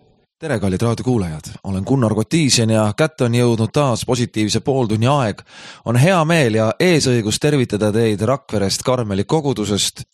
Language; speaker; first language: Estonian; native; Estonian